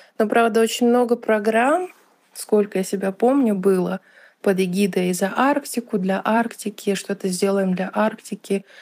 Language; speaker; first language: Russian; native; Russian